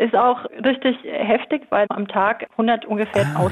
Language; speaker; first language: German; native; German